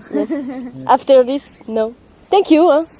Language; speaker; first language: English; non-native, learner; Hungarian